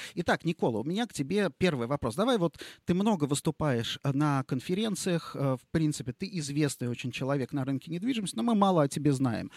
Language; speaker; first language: Russian; native; Russian